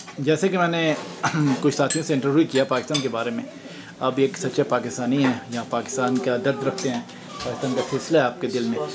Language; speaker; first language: Urdu; non-native, local second language; Punjabi